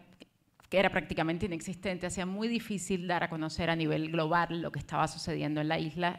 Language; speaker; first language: Spanish; native; Spanish